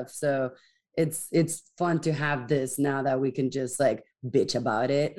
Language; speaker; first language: English; non-native, fluent; Spanish